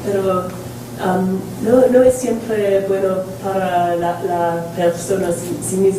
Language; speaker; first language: Spanish; non-native, learner; English